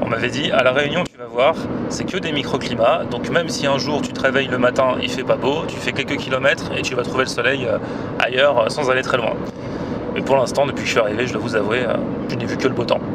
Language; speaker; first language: French; native; French